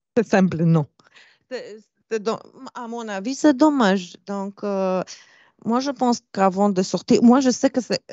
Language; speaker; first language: French; non-native, fluent; Romanian